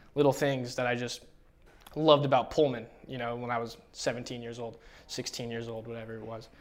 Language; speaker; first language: English; native; English